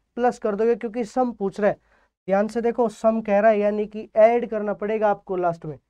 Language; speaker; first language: Hindi; native; Hindi